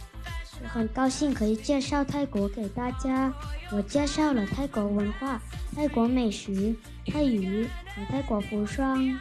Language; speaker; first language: Chinese; non-native, learner; Thai